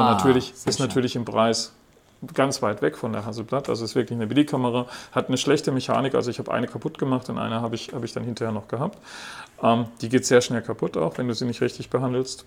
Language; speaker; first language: German; native; German